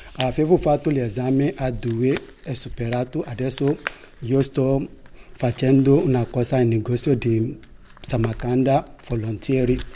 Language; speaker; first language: Italian; non-native, learner; Yoruba